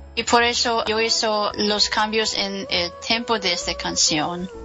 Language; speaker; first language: Spanish; non-native, learner; English